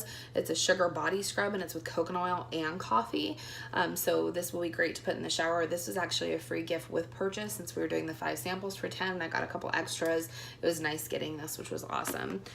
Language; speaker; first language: English; native; English